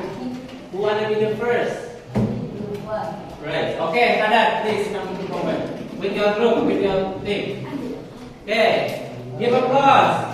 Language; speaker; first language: English; non-native, learner; Indonesian